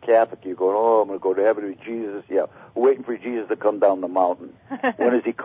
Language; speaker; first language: English; native; English